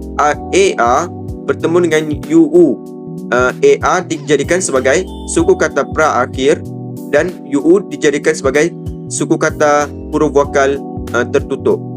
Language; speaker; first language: Malay; native; Malay